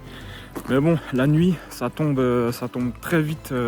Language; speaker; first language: French; native; French